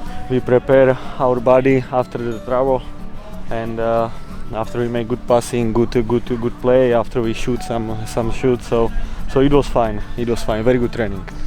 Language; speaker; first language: English; non-native, learner; Slovak